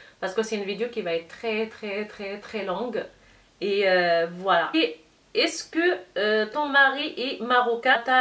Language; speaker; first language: French; non-native, local second language; Arabic